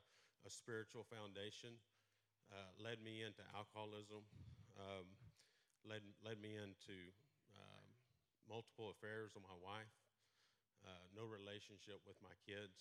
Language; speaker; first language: English; native; English